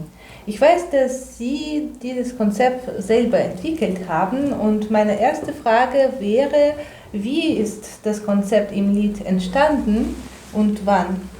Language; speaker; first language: German; non-native, fluent; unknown